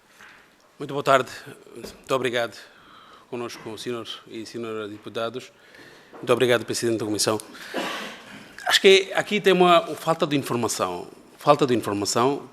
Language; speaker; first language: Portuguese; non-native, learner; Bangla